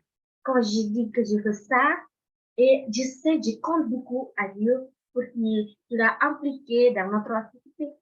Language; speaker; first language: French; non-native, fluent; Indonesian